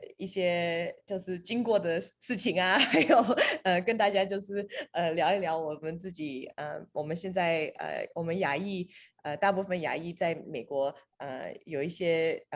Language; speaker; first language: Chinese; early bilingual, heritage; Chinese